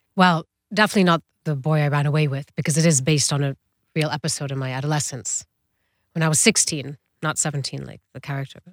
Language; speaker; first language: English; early bilingual, other home language; Dutch